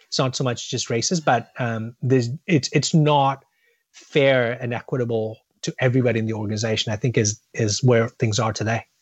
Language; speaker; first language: English; non-native, local second language; Tamil